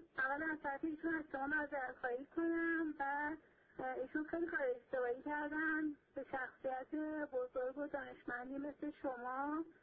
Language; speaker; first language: Persian; non-native, fluent; Arabic